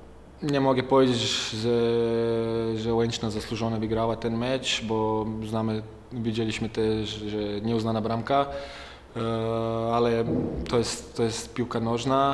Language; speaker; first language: Polish; non-native, fluent; Croatian